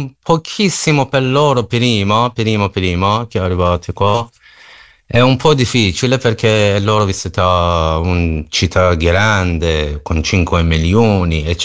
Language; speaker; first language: Italian; non-native, learner; Persian